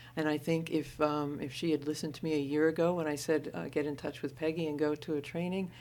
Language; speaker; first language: English; native; English